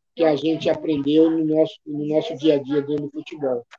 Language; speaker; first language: Portuguese; native; Portuguese